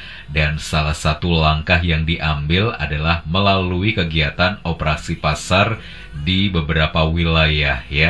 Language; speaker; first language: Indonesian; native; Indonesian